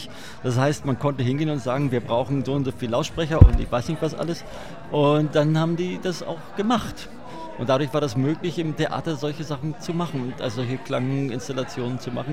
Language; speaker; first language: German; native; German